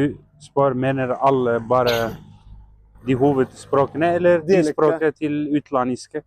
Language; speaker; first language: Norwegian; non-native, fluent; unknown